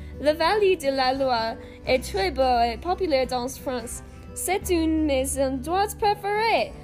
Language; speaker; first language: French; non-native, learner; English